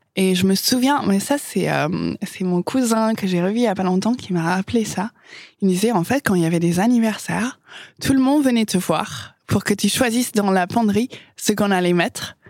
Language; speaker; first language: French; non-native, fluent; English